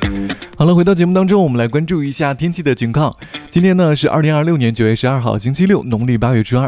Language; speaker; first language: Chinese; native; Chinese